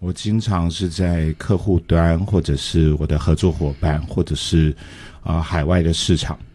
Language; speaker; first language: Chinese; native; Chinese